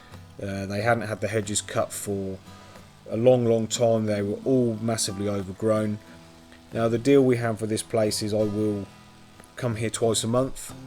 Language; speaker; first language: English; native; English